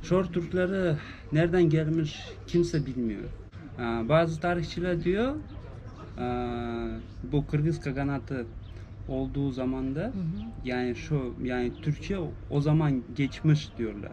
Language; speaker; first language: Turkish; non-native, fluent; Russian